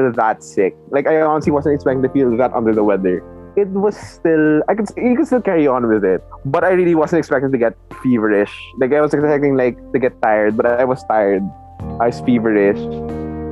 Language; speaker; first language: English; non-native, local second language; Filipino